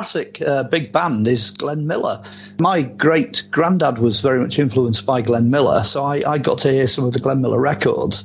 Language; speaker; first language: English; native; English